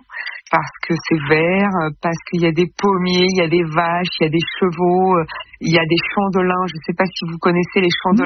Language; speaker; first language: French; native; French